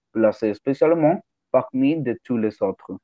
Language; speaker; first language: French; non-native, learner; Spanish